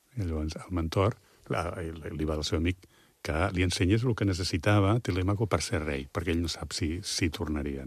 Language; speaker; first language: Catalan; native; Catalan